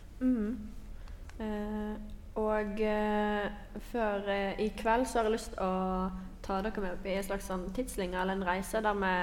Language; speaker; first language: Norwegian; native; Norwegian